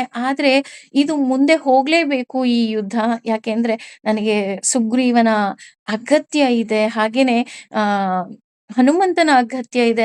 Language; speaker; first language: Kannada; native; Kannada